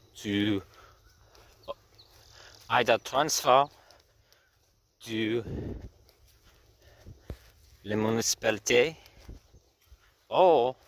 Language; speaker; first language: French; non-native, learner; English